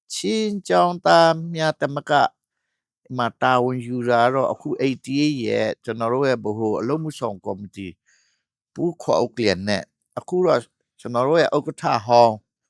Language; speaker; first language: Burmese; non-native, local second language; Hakha Chin